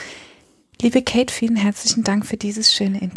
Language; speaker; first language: German; native; German